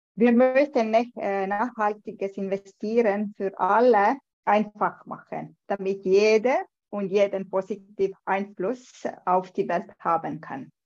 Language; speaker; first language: German; non-native, learner; Estonian